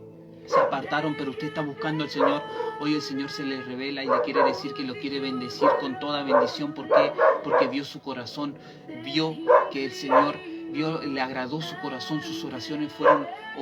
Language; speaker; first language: Spanish; native; Spanish